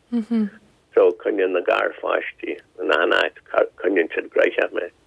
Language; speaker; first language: Irish; non-native, local second language; English